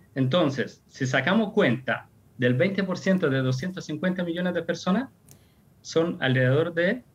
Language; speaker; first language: Spanish; non-native, fluent; Persian